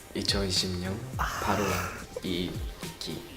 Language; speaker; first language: Korean; non-native, learner; Japanese